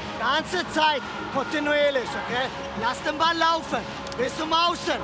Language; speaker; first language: German; non-native, learner; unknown